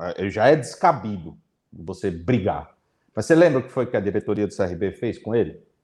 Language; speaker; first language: Portuguese; native; Portuguese